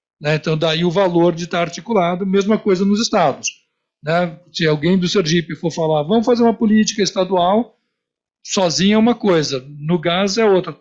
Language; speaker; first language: Portuguese; native; Portuguese